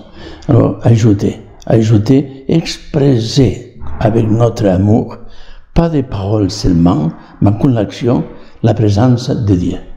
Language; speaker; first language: French; non-native, learner; Catalan